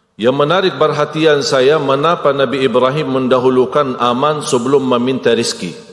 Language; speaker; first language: Malay; non-native, fluent; Arabic